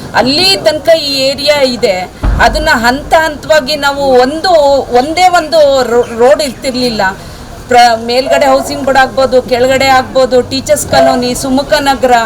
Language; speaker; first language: Kannada; native; Kannada